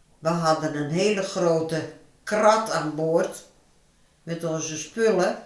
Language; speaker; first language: Dutch; native; Dutch